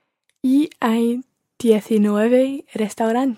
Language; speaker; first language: Spanish; non-native, learner; English